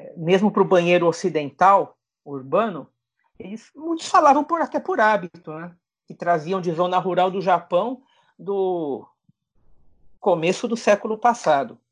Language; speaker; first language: Portuguese; native; Portuguese